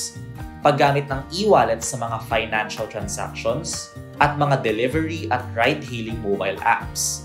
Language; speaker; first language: Filipino; native; Filipino